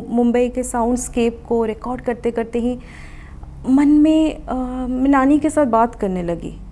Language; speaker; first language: Hindi; non-native, local second language; Odia